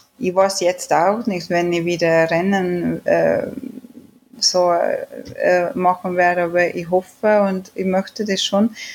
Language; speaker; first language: German; non-native, fluent; Swedish